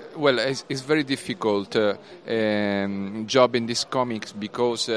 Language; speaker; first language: English; non-native, learner; Italian